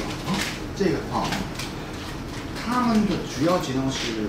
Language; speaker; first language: Chinese; non-native, fluent; Korean